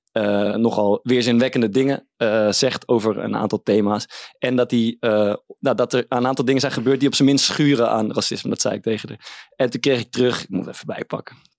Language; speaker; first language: Dutch; native; Dutch